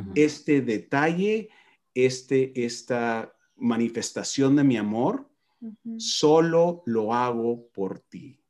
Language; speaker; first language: Spanish; native; Spanish